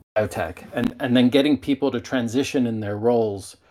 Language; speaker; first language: English; native; English